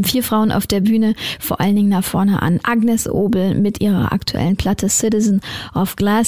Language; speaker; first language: German; native; German